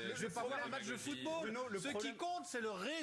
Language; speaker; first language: French; native; French